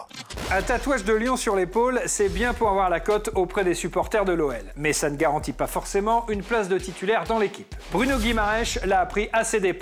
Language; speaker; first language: French; native; French